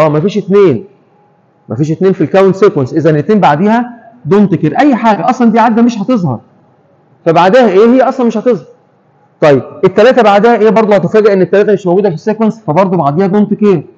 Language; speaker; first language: Arabic; native; Arabic